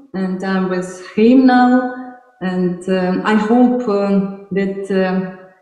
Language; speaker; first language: English; non-native, fluent; Ukrainian